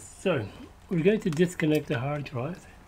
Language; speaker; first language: English; native; English